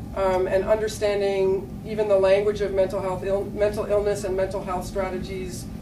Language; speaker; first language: English; native; English